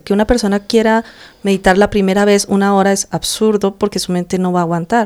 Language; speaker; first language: Spanish; native; Spanish